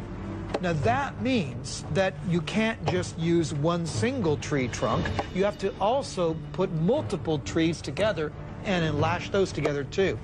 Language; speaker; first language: English; native; English